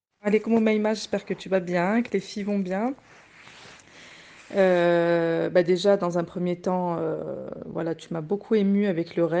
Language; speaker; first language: French; native; French